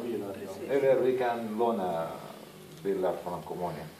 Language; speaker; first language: Swedish; non-native, learner; Arabic